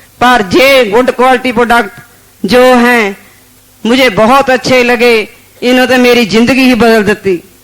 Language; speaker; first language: Hindi; non-native, local second language; Punjabi